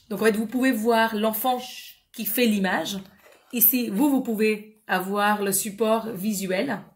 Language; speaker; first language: French; non-native, fluent; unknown